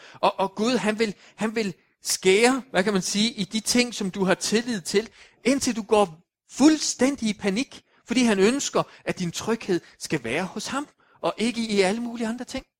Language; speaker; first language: Danish; native; Danish